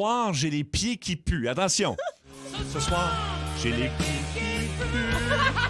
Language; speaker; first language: French; native; French